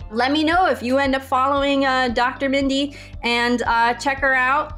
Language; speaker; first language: English; native; English